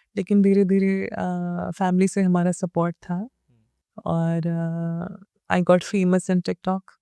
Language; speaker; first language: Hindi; early bilingual, heritage; Hindi